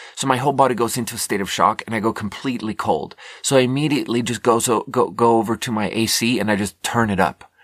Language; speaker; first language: English; non-native, fluent; Swedish